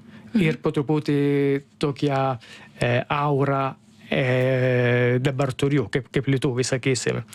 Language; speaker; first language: Lithuanian; non-native, learner; Italian